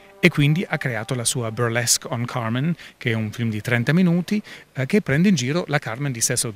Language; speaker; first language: Italian; native; Italian